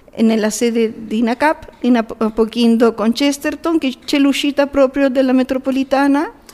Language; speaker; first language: Italian; early bilingual, heritage; Italian